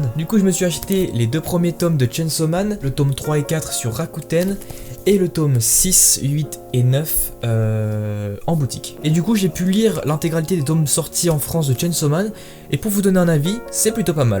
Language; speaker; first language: French; native; French